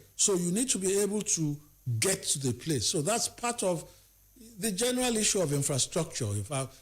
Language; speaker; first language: English; non-native, local second language; Yoruba